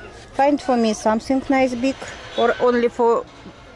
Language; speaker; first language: English; non-native, learner; Russian